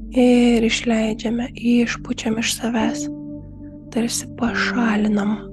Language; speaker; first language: Lithuanian; native; Lithuanian